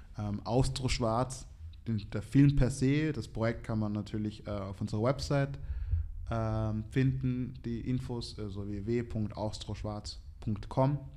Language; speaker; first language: German; early bilingual, other home language; Swahili